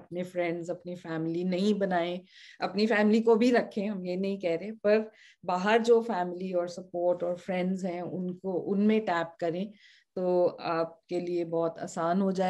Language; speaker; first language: Hindi; native; Hindi